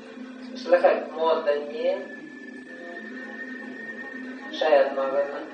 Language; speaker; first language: Hungarian; non-native, learner; Russian